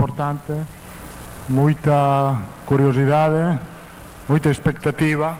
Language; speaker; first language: Portuguese; non-native, fluent; Italian